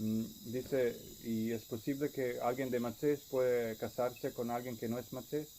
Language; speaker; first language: Spanish; non-native, fluent; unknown